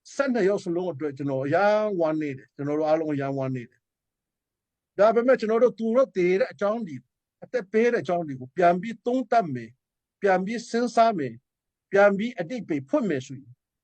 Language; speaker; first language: Burmese; non-native, local second language; Hakha Chin